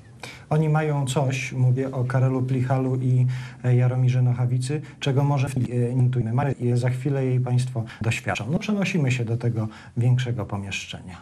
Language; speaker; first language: Polish; native; Polish